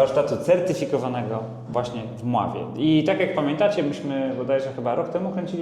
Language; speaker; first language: Polish; native; Polish